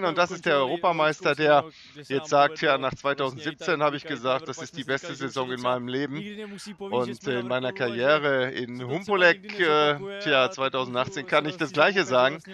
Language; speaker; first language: German; native; German